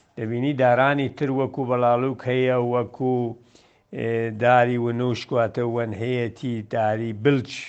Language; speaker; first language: Central Kurdish; non-native, local second language; Southern Kurdish